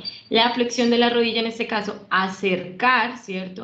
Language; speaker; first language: Spanish; native; Spanish